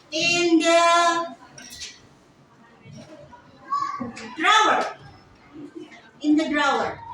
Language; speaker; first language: English; non-native, learner; Indonesian